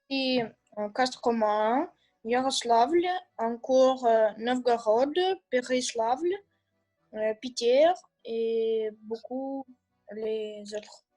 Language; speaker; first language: French; non-native, learner; Russian